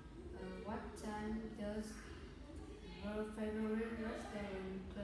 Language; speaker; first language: English; non-native, learner; Vietnamese